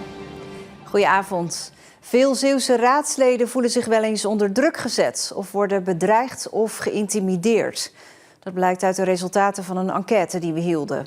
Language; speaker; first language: Dutch; native; Dutch